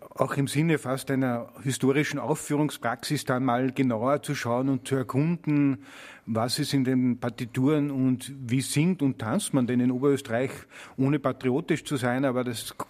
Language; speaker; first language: German; native; German